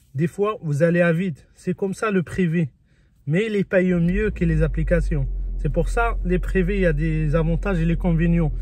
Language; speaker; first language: French; early bilingual, other home language; Spanish